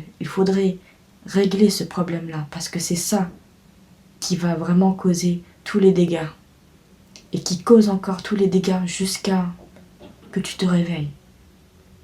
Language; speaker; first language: French; native; French